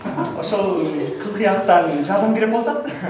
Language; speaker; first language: Kyrgyz; non-native, fluent; English